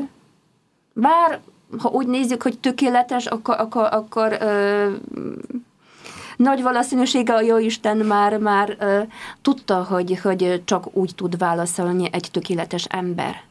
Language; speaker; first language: Hungarian; non-native, fluent; Polish